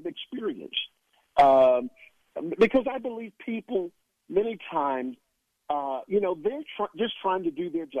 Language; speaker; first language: English; native; English